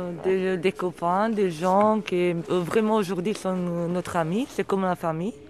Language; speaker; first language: French; non-native, fluent; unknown